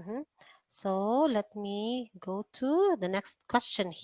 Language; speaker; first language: English; non-native, fluent; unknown